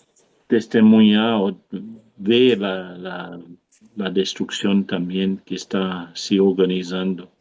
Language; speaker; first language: Spanish; non-native, fluent; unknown